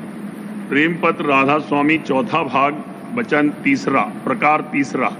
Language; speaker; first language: Hindi; native; Hindi